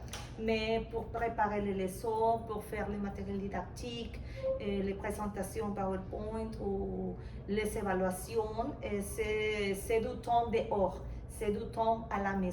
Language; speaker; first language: French; non-native, fluent; Spanish